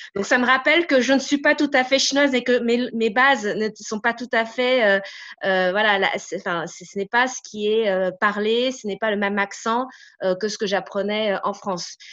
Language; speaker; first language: French; native; French